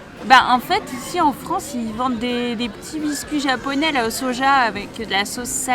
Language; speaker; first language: French; non-native, local second language; Arabic